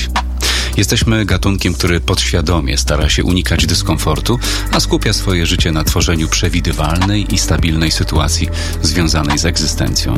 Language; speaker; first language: Polish; native; Polish